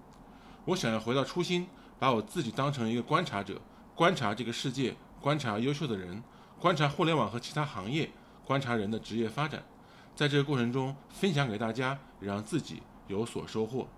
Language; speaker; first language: Chinese; native; Chinese